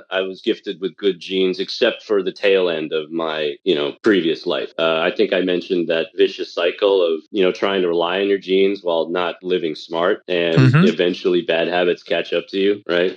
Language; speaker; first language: English; early bilingual, other home language; Chinese